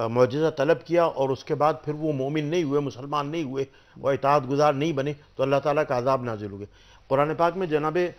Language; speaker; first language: Urdu; native; Urdu